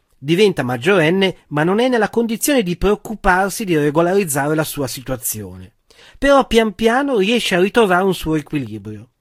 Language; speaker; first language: Italian; native; Italian